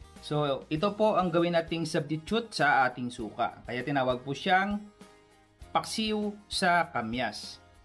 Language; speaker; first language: Filipino; non-native, local second language; Cebuano